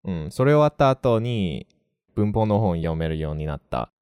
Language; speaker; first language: Japanese; non-native, fluent; English